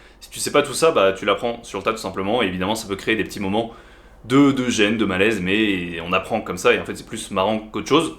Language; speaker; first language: French; native; French